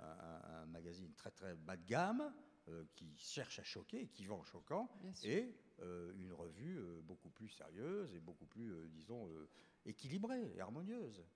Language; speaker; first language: French; native; French